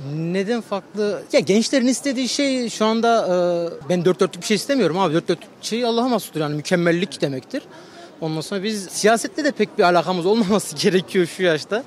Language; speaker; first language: Turkish; native; Turkish